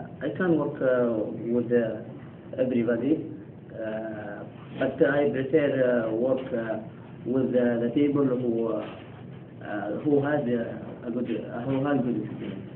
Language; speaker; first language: English; non-native, learner; Arabic